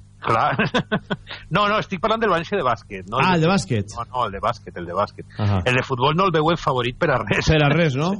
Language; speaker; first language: Catalan; native; Catalan